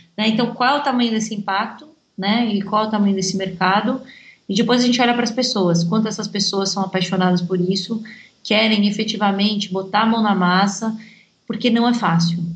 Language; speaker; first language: Portuguese; native; Portuguese